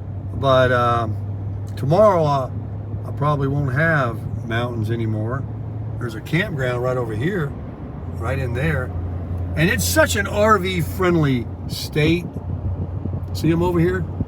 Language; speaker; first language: English; native; English